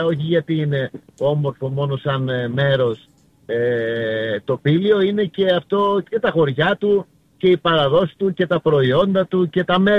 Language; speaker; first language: Greek; native; Greek